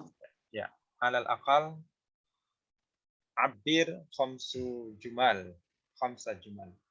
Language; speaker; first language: Arabic; non-native, fluent; Indonesian